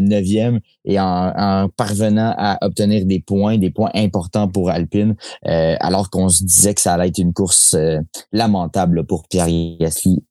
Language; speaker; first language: French; native; French